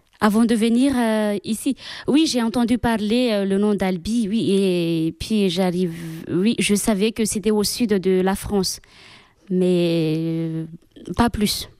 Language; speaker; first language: French; non-native, local second language; Malagasy